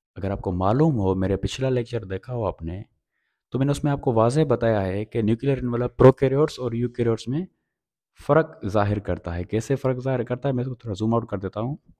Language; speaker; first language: Urdu; non-native, local second language; Sindhi